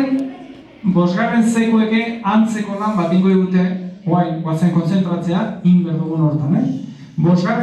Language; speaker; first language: Basque; native; Basque